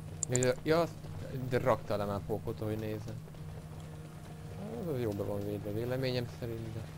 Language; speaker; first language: Hungarian; native; Hungarian